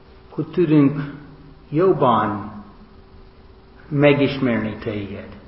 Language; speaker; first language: Hungarian; non-native, learner; English